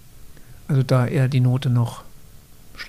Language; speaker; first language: German; native; German